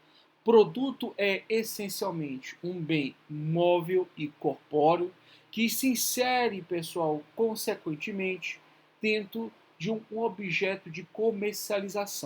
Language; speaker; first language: Portuguese; native; Portuguese